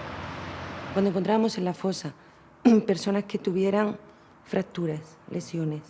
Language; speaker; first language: Spanish; native; Spanish